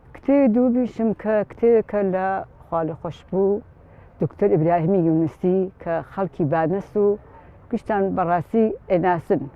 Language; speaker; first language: Central Kurdish; native; Central Kurdish